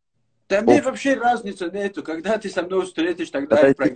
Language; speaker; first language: Russian; native; Russian